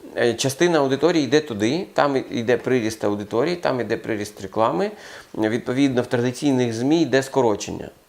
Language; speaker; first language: Ukrainian; non-native, local second language; Russian